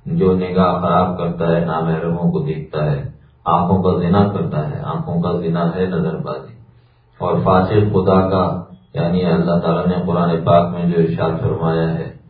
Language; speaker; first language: Urdu; native; Urdu